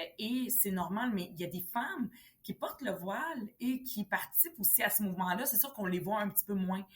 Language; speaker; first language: French; early bilingual, other home language; Arabic